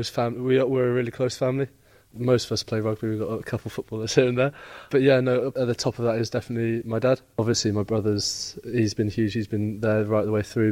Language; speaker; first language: English; native; English